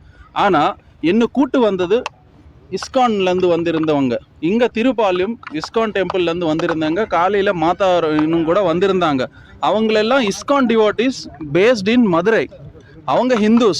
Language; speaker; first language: Tamil; native; Tamil